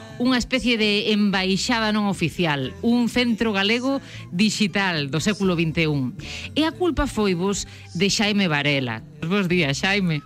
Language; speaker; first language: Galician; native; Galician